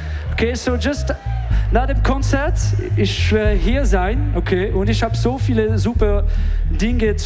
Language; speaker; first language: German; non-native, learner; French